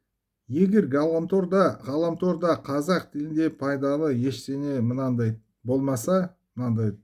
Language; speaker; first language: Kazakh; non-native, local second language; Russian